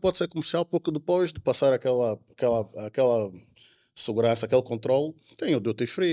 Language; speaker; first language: Portuguese; native; Portuguese